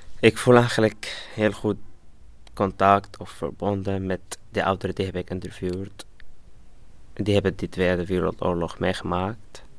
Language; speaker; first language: Dutch; non-native, fluent; Arabic